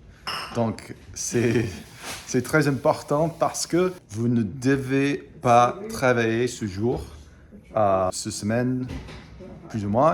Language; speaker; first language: French; non-native, fluent; English